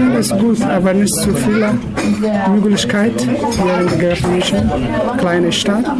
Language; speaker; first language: German; non-native, learner; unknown